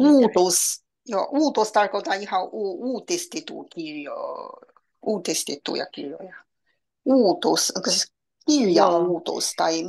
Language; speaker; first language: Finnish; non-native, learner; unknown